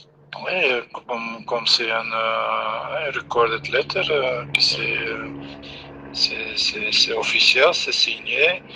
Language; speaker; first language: French; non-native, fluent; Dutch